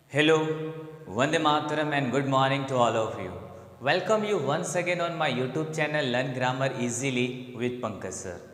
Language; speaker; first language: English; non-native, local second language; Hindi